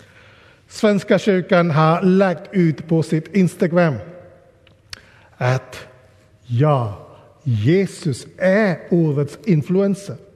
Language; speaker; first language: Swedish; non-native, fluent; English